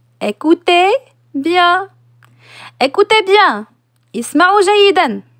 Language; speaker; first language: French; non-native, local second language; Arabic